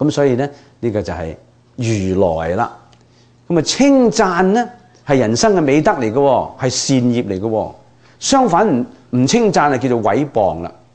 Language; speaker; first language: Chinese; non-native, local second language; Cantonese